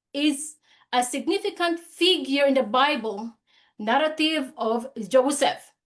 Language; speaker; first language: English; non-native, local second language; Filipino